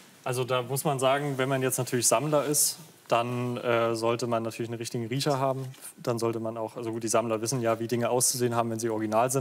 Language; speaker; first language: German; native; German